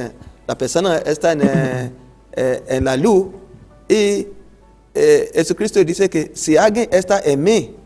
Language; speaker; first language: Spanish; non-native, learner; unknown